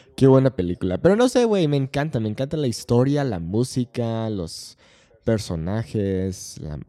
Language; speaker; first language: Spanish; non-native, fluent; English